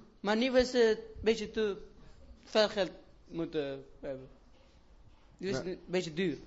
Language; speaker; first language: Dutch; non-native, learner; Persian